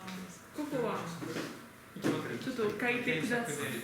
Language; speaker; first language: Japanese; non-native, learner; French